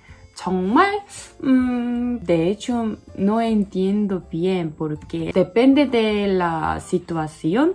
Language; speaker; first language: Spanish; non-native, learner; Korean